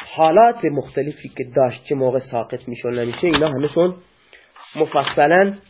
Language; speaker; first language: Persian; non-native, local second language; Baluchi